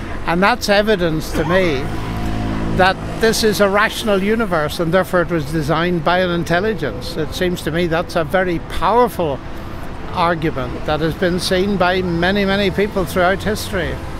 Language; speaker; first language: English; native; English